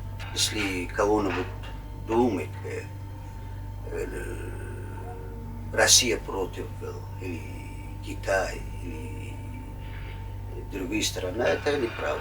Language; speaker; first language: Russian; non-native, learner; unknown